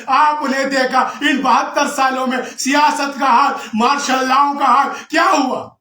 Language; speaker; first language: Urdu; non-native, local second language; Pashto